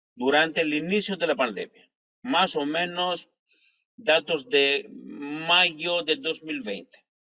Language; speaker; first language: Spanish; non-native, fluent; Greek